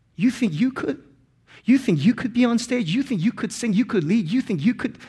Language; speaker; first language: English; non-native, local second language; Korean